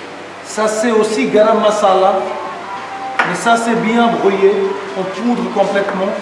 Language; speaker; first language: French; non-native, fluent; Hindi